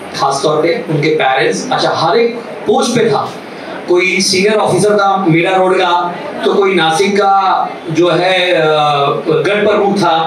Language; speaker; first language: Hindi; native; Hindi